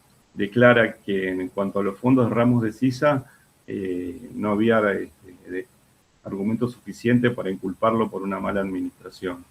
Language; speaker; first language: Spanish; native; Spanish